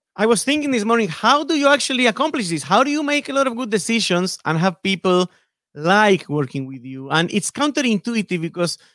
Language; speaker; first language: English; non-native, fluent; Spanish